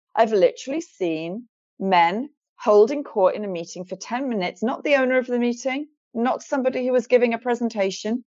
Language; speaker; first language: English; native; English